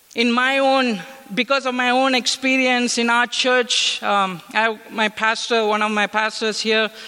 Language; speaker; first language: English; non-native, local second language; Tamil